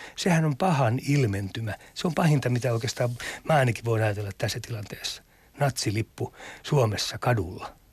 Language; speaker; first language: Finnish; native; Finnish